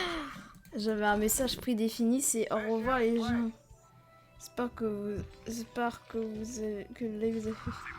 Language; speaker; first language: French; native; French